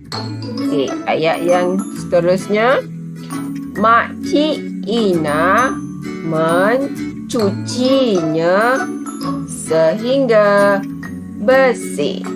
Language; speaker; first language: Malay; native; Malay